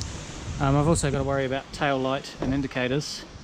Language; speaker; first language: English; native; English